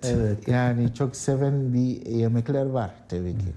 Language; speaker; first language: Turkish; non-native, learner; Arabic